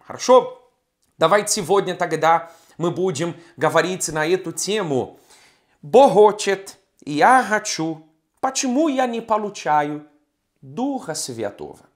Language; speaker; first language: Russian; non-native, fluent; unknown